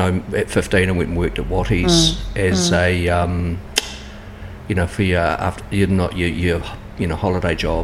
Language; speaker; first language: English; native; English